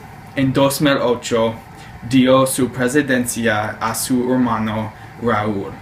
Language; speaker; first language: Spanish; non-native, learner; English